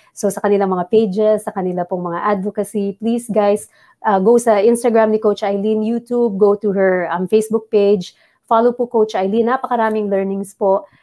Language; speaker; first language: Filipino; non-native, local second language; Bikol